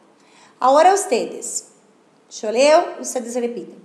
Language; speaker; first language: Spanish; non-native, fluent; Portuguese